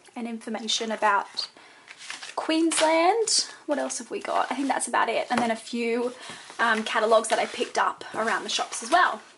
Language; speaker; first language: English; native; English